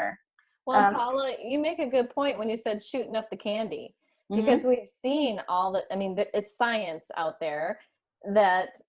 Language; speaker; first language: English; native; English